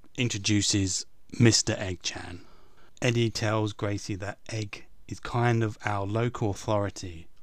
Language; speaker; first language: English; native; English